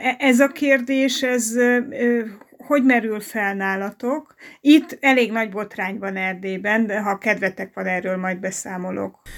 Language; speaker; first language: Hungarian; native; Hungarian